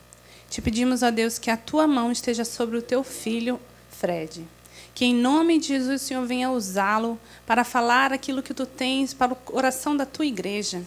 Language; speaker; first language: Portuguese; native; Portuguese